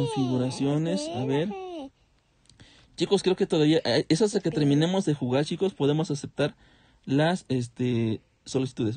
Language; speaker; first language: Spanish; native; Spanish